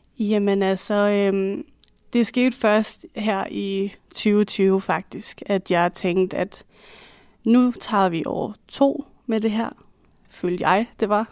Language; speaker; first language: Danish; native; Danish